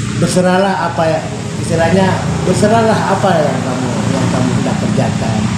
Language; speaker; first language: Indonesian; native; Indonesian